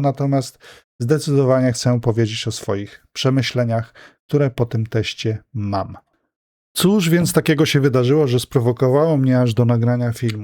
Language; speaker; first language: Polish; native; Polish